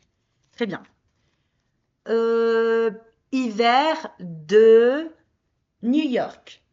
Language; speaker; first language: French; non-native, fluent; Spanish